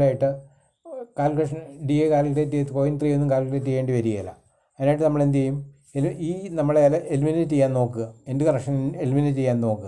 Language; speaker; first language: Malayalam; native; Malayalam